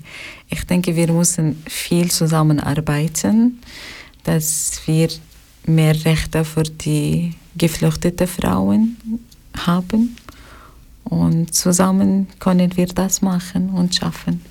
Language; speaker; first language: German; non-native, learner; Arabic